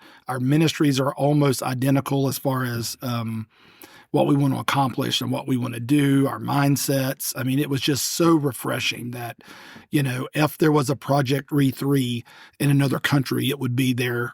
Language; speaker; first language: English; native; English